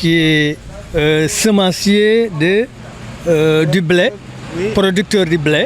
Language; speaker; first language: French; non-native, local second language; Fula